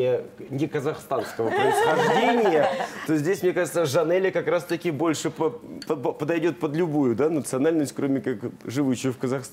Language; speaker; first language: Russian; native; Russian